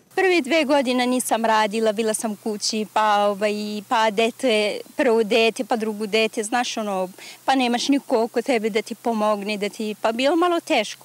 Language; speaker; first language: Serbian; non-native, learner; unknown